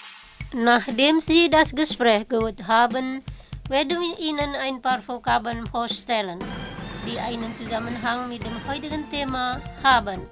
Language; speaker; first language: German; non-native, fluent; Indonesian